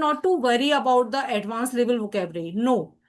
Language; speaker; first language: English; non-native, learner; Hindi